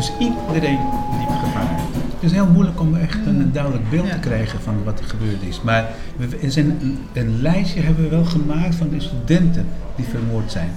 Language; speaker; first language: Dutch; non-native, fluent; Spanish